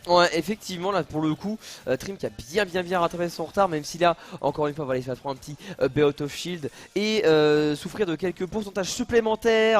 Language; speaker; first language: French; native; French